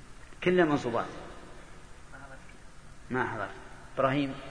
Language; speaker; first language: Arabic; native; Arabic